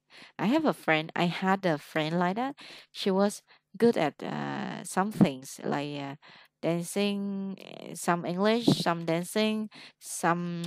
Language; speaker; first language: English; non-native, fluent; Vietnamese